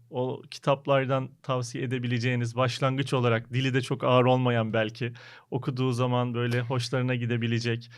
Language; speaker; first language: Turkish; native; Turkish